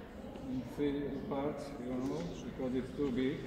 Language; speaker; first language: English; non-native, learner; Slovak